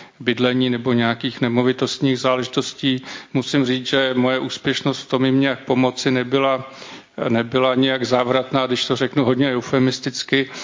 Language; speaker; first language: Czech; native; Czech